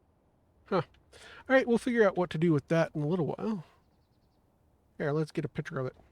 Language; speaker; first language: English; native; English